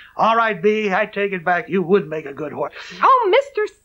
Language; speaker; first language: English; native; English